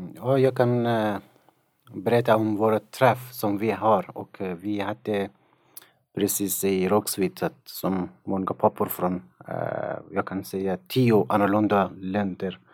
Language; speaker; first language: Swedish; non-native, learner; Persian